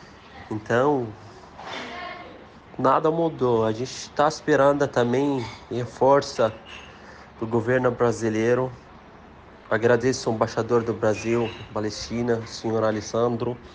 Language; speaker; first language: Portuguese; non-native, fluent; Arabic